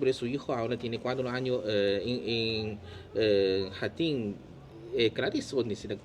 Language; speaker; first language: Spanish; non-native, learner; Chinese